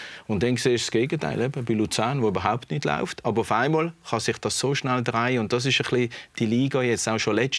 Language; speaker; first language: German; native; German